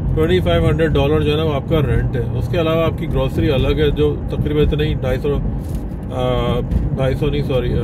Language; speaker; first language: Urdu; native; Urdu